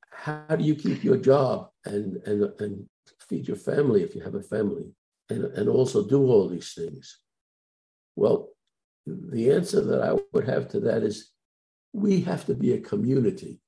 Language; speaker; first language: English; native; English